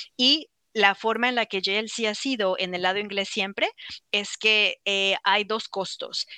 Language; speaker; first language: Spanish; native; Spanish